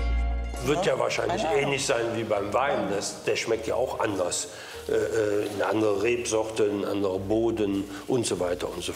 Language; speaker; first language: German; native; German